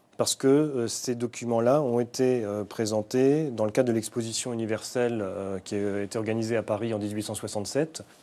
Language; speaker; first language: French; native; French